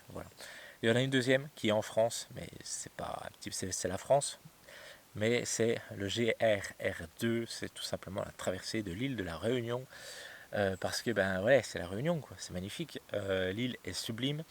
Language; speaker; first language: French; native; French